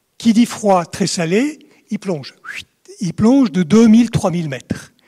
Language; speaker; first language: French; native; French